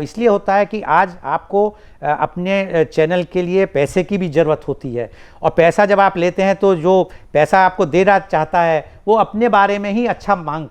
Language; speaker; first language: Hindi; native; Hindi